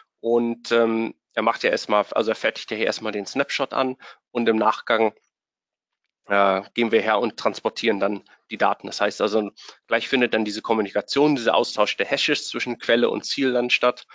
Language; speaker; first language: German; native; German